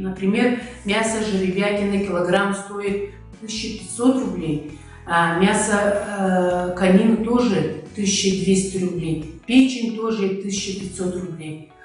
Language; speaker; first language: Russian; non-native, local second language; Yakut